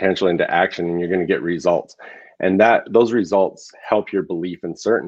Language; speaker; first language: English; native; English